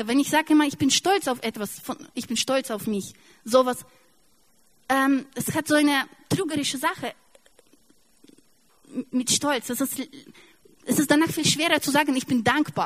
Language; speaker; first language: German; non-native, fluent; Russian